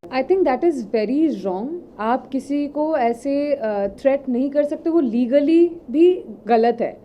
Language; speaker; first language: Hindi; non-native, local second language; Bangla